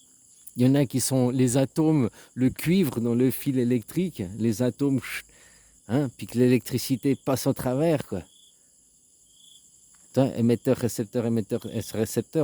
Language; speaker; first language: French; native; French